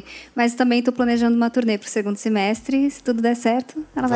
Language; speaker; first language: Portuguese; native; Portuguese